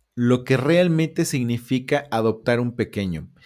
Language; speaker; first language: Spanish; native; Spanish